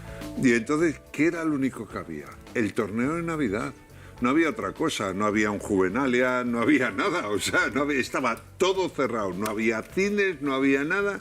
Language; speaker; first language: Spanish; native; Spanish